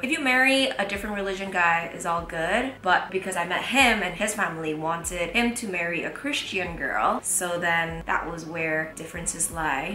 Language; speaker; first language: English; non-native, fluent; Indonesian